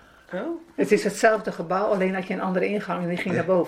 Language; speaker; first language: Dutch; native; Dutch